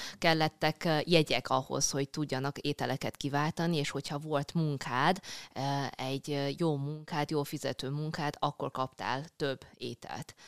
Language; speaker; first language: Hungarian; early bilingual, other home language; Chinese